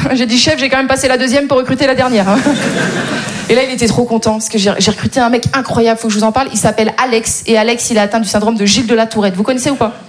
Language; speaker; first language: French; native; French